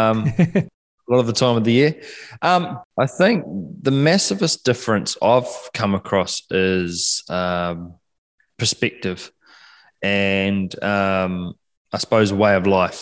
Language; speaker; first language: English; native; English